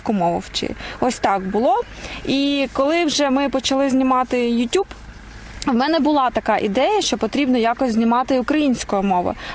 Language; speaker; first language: Ukrainian; non-native, local second language; Russian